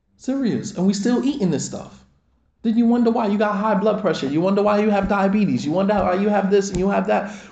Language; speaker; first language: English; native; English